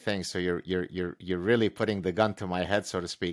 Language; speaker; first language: English; non-native, fluent; Arabic